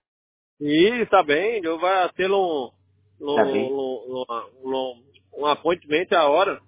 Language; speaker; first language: Spanish; non-native, learner; Portuguese